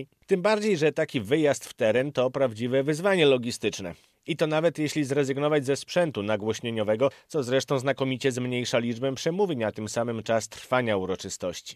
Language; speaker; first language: Polish; native; Polish